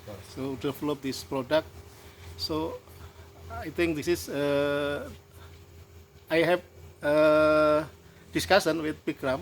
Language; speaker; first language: English; non-native, learner; Indonesian